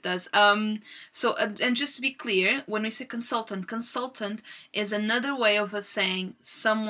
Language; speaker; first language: English; non-native, fluent; Portuguese